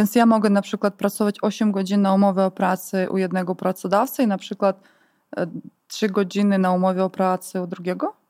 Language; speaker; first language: Polish; non-native, fluent; Ukrainian